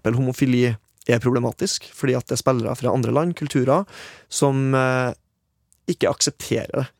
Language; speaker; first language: Norwegian; native; Norwegian